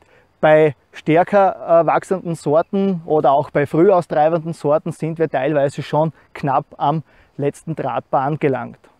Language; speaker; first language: German; native; German